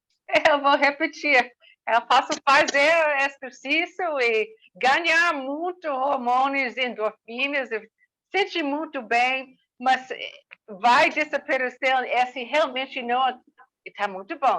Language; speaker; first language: Portuguese; non-native, learner; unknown